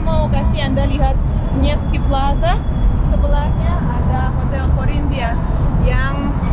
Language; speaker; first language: Indonesian; non-native, fluent; Russian